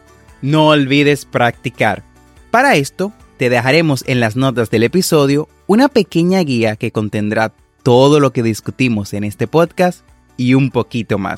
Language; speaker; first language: Spanish; native; Spanish